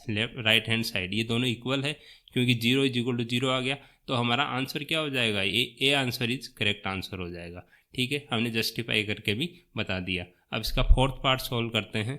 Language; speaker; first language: Hindi; native; Hindi